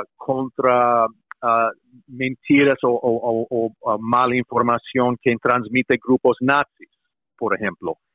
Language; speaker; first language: Spanish; non-native, fluent; English